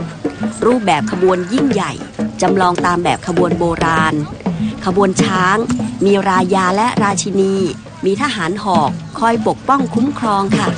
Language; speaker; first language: Thai; native; Thai